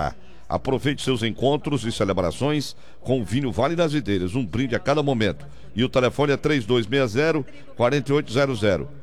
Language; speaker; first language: Portuguese; native; Portuguese